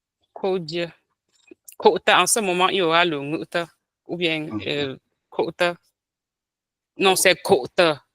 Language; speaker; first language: French; non-native, local second language; Ghomala